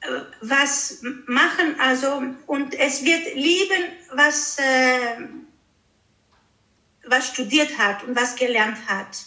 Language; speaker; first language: German; early bilingual, other home language; Greek